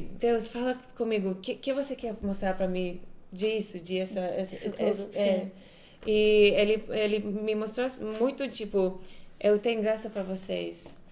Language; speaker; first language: Portuguese; non-native, fluent; Hebrew